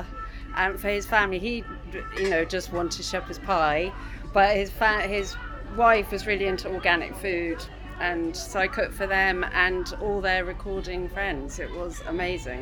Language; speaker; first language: English; native; English